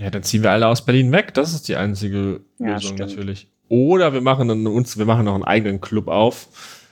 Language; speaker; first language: German; native; German